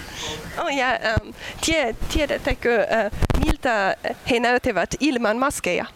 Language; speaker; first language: Finnish; non-native, learner; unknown